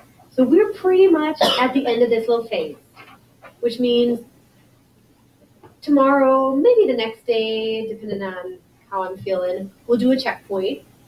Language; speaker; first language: English; native; English